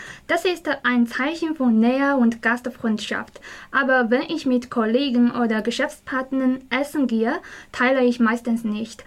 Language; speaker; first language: German; non-native, fluent; Chinese